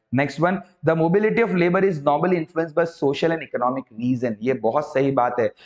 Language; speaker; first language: Hindi; native; Hindi